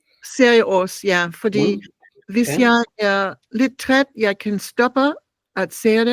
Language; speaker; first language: Danish; non-native, learner; English